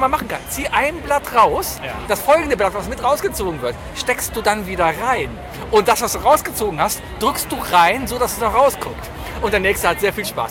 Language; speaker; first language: German; native; German